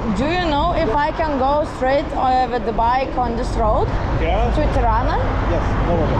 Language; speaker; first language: English; non-native, learner; Lithuanian